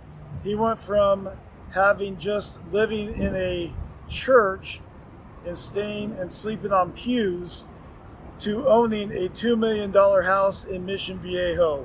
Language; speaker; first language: English; native; English